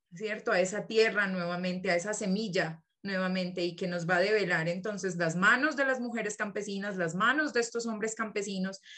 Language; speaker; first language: Spanish; native; Spanish